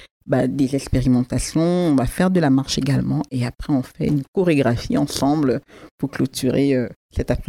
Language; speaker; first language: French; native; French